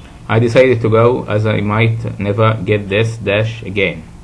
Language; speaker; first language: English; non-native, fluent; Arabic